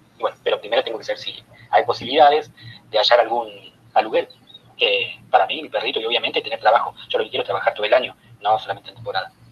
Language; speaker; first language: Spanish; native; Spanish